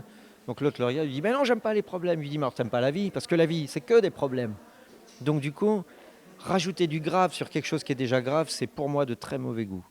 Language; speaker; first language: French; native; French